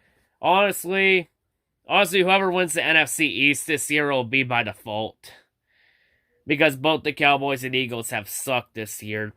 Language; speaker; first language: English; native; English